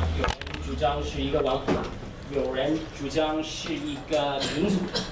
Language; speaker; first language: Chinese; non-native, fluent; English